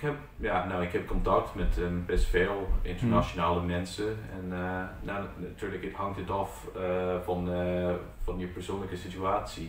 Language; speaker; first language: Dutch; non-native, fluent; English